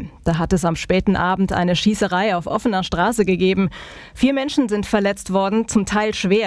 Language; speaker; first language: German; native; German